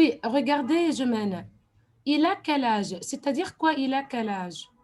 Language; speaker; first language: French; non-native, fluent; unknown